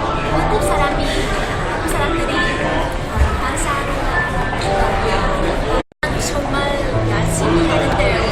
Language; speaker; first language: Korean; non-native, learner; Vietnamese